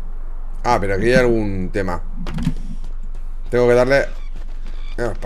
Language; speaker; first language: Spanish; native; Spanish